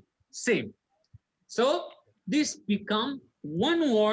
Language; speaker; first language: English; non-native, learner; Arabic